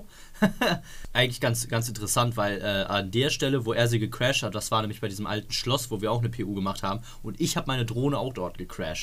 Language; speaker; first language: German; native; German